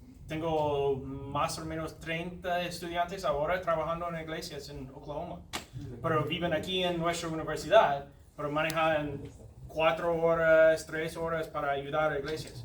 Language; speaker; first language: Spanish; non-native, learner; English